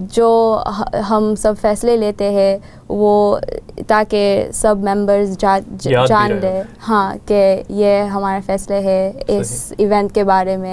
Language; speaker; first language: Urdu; non-native, learner; Gujarati